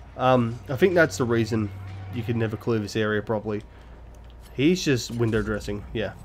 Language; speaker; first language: English; native; English